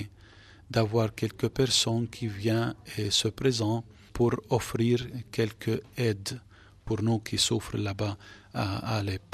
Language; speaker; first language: French; non-native, fluent; Arabic